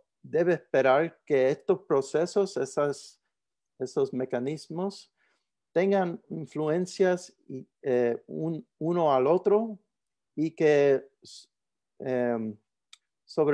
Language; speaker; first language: Spanish; early bilingual, heritage; Spanish